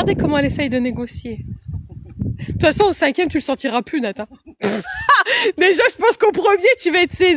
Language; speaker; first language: French; native; French